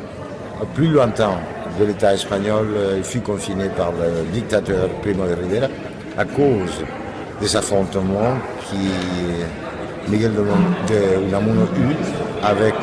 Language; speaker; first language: French; non-native, fluent; Spanish